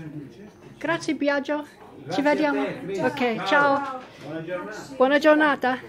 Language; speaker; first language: Italian; non-native, learner; English